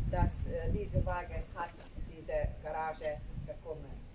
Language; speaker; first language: German; non-native, learner; Hungarian